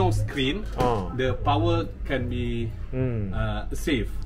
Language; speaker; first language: English; non-native, local second language; Malay